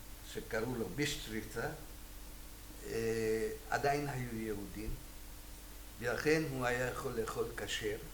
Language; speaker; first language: Hebrew; non-native, fluent; Hungarian